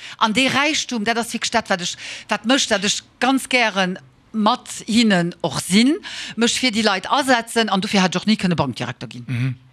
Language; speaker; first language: Luxembourgish; early bilingual, heritage; Luxembourgish